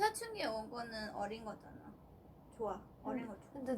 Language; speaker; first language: Korean; non-native, fluent; Thai